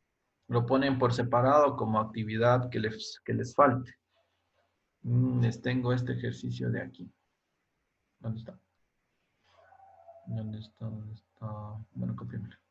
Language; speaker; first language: Spanish; native; Spanish